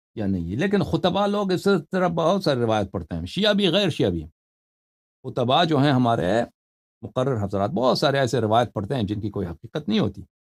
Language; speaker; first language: Urdu; non-native, fluent; Persian